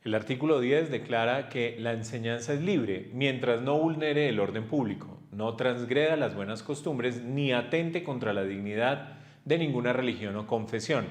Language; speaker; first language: Spanish; native; Spanish